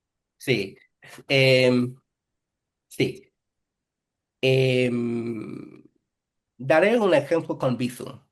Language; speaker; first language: Spanish; non-native, fluent; English